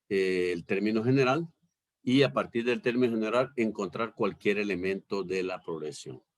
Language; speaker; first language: Spanish; native; Spanish